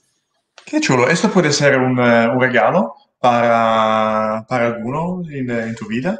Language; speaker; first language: Spanish; non-native, learner; Italian